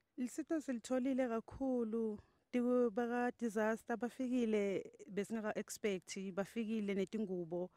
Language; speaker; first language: Zulu; non-native, local second language; Swati